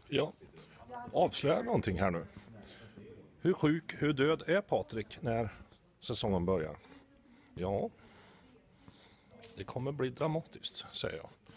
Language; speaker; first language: Swedish; native; Swedish